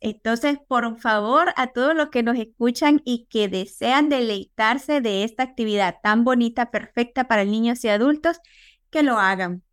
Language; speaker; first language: Spanish; native; Spanish